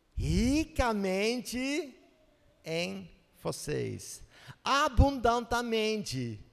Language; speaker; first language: Portuguese; non-native, fluent; Dutch